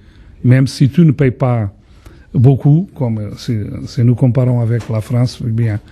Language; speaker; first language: French; non-native, fluent; Portuguese